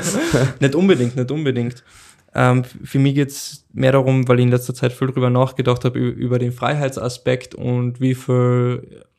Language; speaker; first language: German; native; German